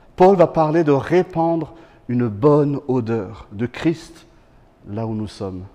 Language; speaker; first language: French; non-native, local second language; Malagasy